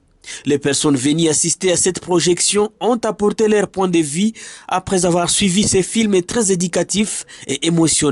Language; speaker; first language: French; native; French